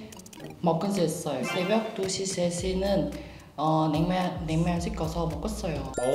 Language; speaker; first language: Korean; non-native, fluent; Thai